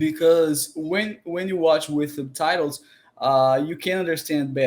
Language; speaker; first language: English; non-native, learner; Portuguese